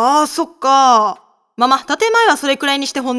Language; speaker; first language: Japanese; native; Japanese